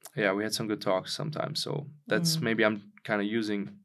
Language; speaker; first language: English; non-native, fluent; Czech